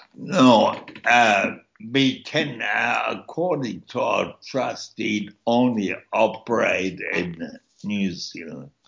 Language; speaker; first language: English; early bilingual, other home language; German